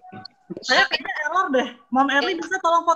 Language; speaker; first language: Indonesian; native; Indonesian